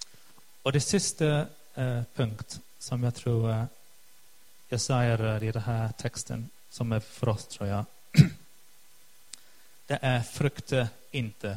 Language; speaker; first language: Swedish; non-native, fluent; English